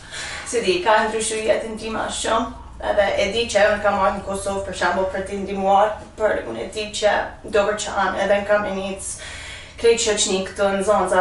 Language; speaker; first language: Albanian; non-native, learner; English